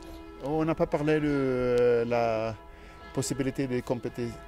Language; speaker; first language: French; non-native, learner; Swedish